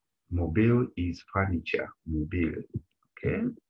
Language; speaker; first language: English; non-native, local second language; Bemba